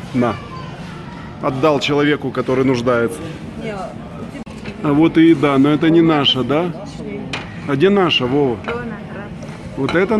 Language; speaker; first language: Russian; native; Russian